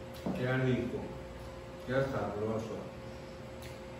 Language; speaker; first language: Spanish; non-native, learner; Chinese